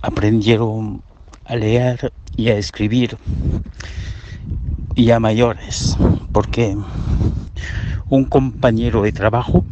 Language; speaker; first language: Spanish; early bilingual, heritage; Spanish